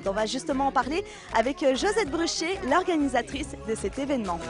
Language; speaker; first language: French; native; French